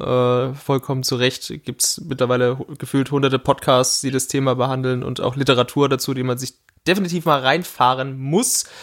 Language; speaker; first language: German; native; German